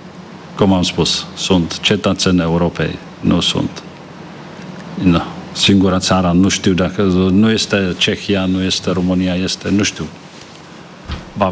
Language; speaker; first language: Romanian; non-native, learner; Czech